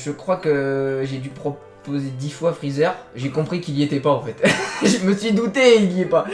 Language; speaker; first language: French; native; French